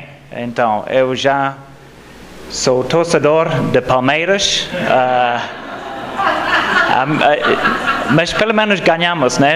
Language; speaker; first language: Portuguese; non-native, fluent; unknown